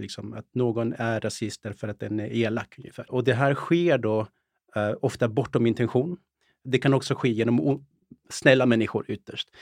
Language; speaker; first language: Swedish; early bilingual, other home language; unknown